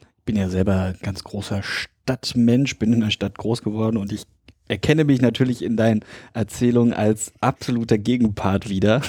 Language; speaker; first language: German; native; German